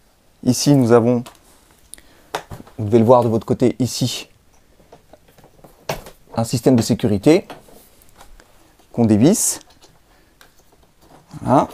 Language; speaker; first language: French; native; French